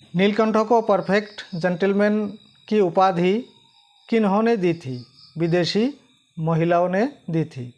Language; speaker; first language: Hindi; non-native, local second language; Assamese